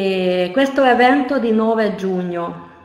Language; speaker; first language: Italian; non-native, fluent; Hungarian